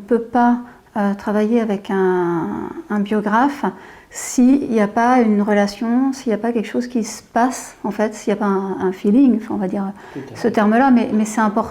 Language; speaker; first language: French; native; French